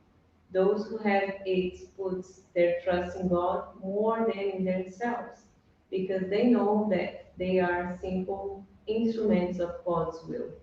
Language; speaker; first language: English; non-native, fluent; Portuguese